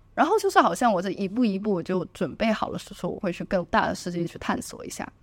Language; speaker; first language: Chinese; native; Chinese